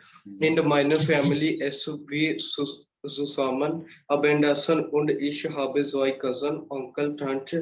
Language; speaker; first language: German; non-native, learner; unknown